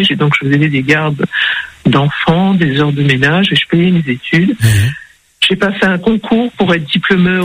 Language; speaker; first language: French; early bilingual, other home language; Spanish